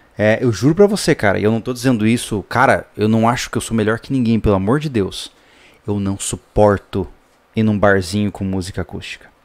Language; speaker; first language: Portuguese; native; Portuguese